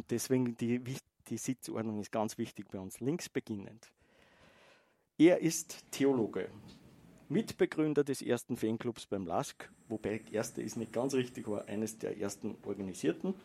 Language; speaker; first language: German; native; German